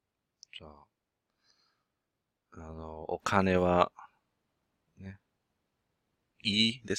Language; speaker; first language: Japanese; non-native, learner; English